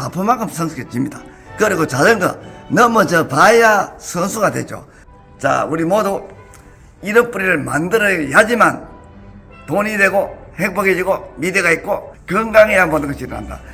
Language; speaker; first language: Korean; native; Korean